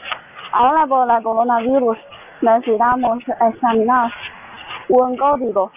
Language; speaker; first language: Spanish; non-native, learner; Chinese